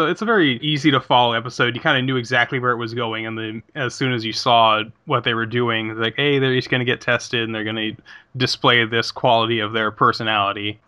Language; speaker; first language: English; native; English